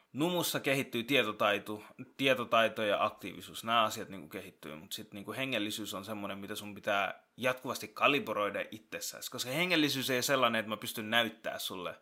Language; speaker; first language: Finnish; early bilingual, other home language; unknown